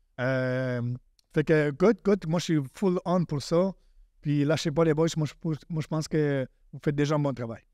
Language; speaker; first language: French; non-native, fluent; Spanish